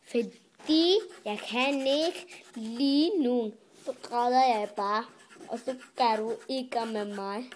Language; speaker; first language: Danish; early bilingual, other home language; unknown